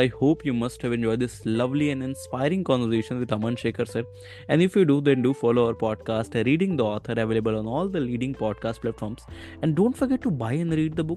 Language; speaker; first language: English; non-native, local second language; Hindi